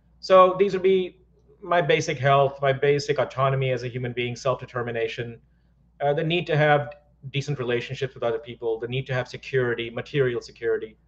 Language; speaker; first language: English; non-native, local second language; Hindi